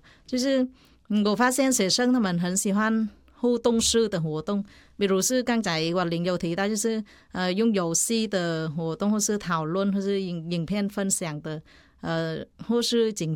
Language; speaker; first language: Chinese; non-native, fluent; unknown